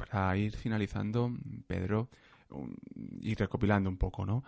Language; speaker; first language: Spanish; native; Spanish